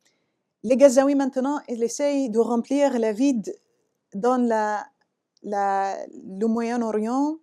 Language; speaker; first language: French; non-native, fluent; Arabic